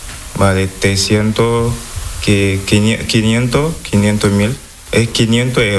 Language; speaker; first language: Spanish; non-native, learner; Wolof